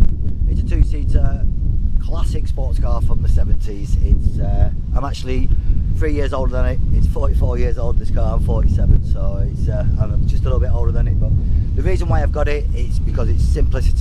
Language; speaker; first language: English; native; English